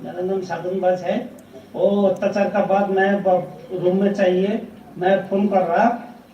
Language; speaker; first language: Hindi; non-native, local second language; Bangla